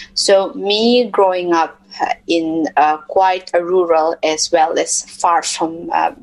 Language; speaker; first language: English; non-native, local second language; Mizo